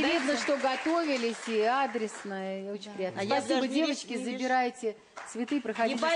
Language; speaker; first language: Russian; native; Russian